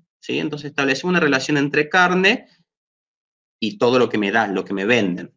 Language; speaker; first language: Spanish; native; Spanish